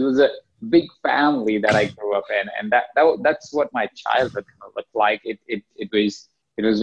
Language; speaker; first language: English; non-native, local second language; Hindi